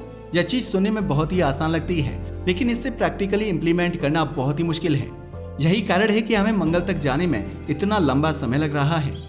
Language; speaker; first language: Hindi; native; Hindi